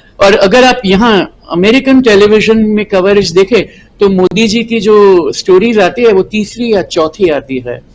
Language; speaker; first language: Hindi; non-native, local second language; Gujarati